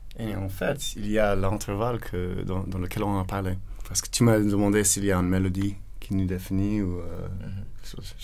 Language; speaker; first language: French; non-native, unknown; English